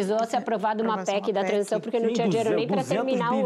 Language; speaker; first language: Portuguese; native; Portuguese